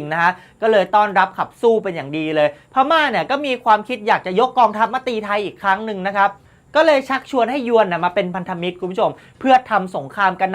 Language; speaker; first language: Thai; native; Thai